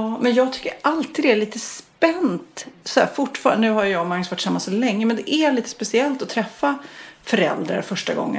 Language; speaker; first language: Swedish; native; Swedish